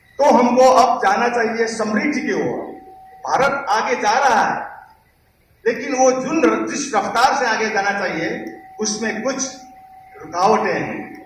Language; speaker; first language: Hindi; non-native, fluent; Nepali